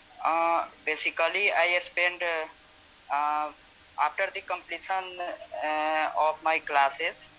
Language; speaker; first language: English; non-native, learner; Hindi